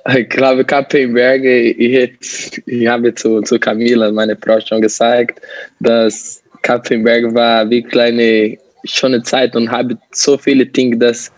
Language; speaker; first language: German; non-native, learner; Portuguese